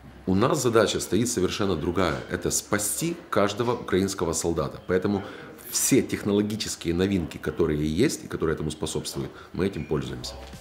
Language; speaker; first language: Russian; non-native, local second language; Ukrainian